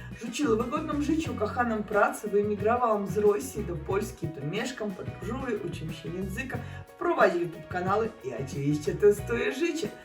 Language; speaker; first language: Polish; non-native, learner; Russian